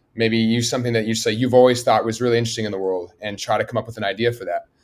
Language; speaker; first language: English; native; English